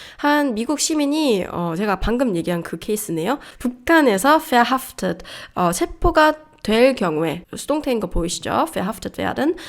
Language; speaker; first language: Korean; early bilingual, heritage; Korean